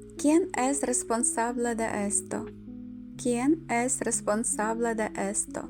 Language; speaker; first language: Spanish; non-native, fluent; Ukrainian